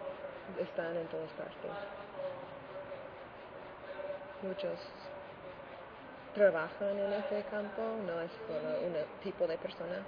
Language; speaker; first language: Spanish; non-native, fluent; English